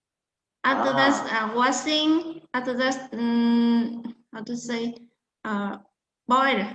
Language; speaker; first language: English; non-native, learner; Vietnamese